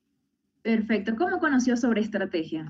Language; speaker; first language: Spanish; native; Spanish